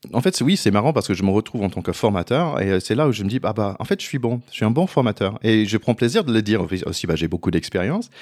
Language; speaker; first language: French; non-native, fluent; English